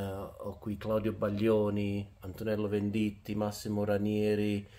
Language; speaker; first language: Italian; early bilingual, heritage; Italian